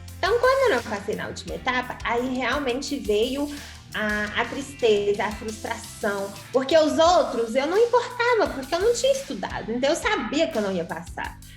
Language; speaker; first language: Portuguese; native; Portuguese